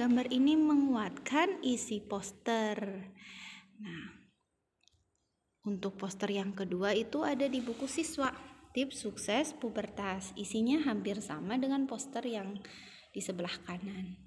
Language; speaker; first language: Indonesian; native; Indonesian